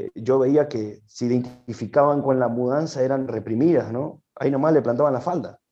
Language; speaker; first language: Spanish; native; Spanish